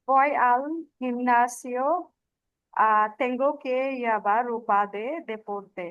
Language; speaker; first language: Spanish; non-native, learner; Bangla